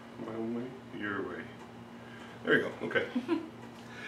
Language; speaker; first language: English; native; English